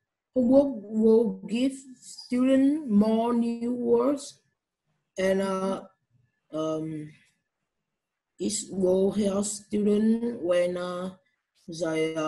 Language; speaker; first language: English; non-native, learner; Vietnamese